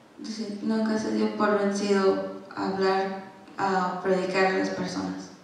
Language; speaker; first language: Spanish; non-native, learner; English